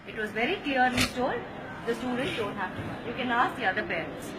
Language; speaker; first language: English; non-native, local second language; Tamil